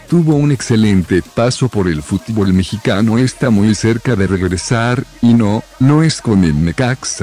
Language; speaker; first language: Spanish; native; Spanish